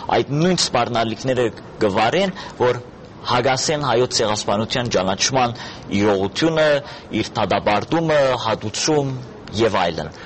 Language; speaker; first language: Armenian; early bilingual, heritage; Armenian